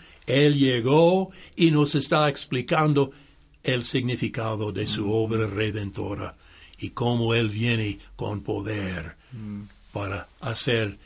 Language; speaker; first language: Spanish; non-native, fluent; English